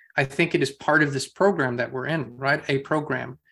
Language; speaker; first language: English; non-native, fluent; German